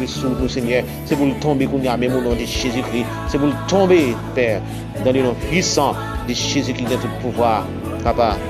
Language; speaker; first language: French; non-native, local second language; Haitian Creole